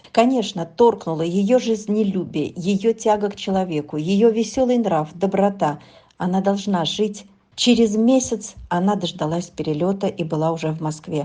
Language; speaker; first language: Russian; native; Russian